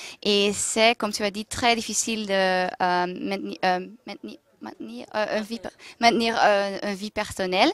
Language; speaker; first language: French; non-native, local second language; Dutch